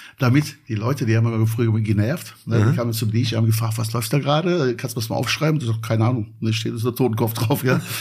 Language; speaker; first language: German; early bilingual, other home language; Turkish